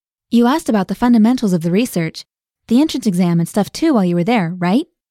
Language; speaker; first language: English; native; English